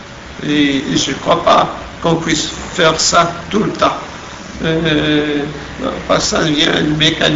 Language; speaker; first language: French; non-native, fluent; Portuguese